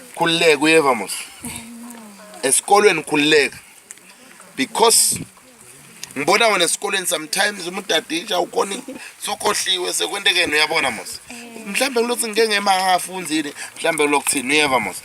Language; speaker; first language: Zulu; non-native, local second language; Swati